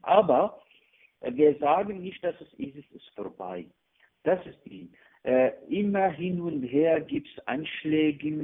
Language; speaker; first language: German; non-native, learner; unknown